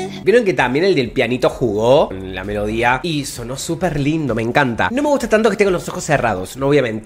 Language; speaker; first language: Spanish; native; Spanish